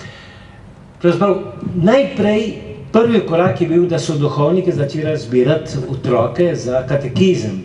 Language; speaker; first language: Slovenian; early bilingual, heritage; Slovenian